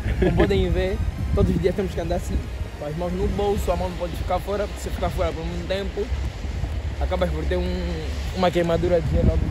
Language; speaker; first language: Portuguese; native; Portuguese